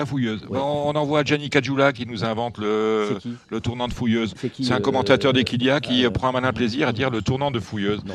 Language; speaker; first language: French; native; French